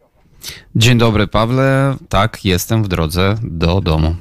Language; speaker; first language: Polish; non-native, fluent; Ukrainian